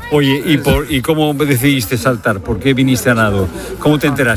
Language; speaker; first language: Spanish; native; Spanish